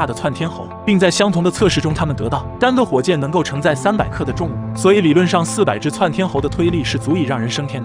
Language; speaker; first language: Chinese; native; Chinese